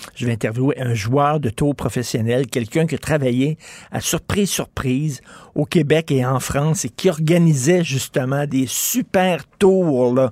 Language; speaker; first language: French; native; French